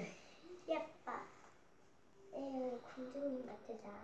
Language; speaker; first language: Korean; native; Korean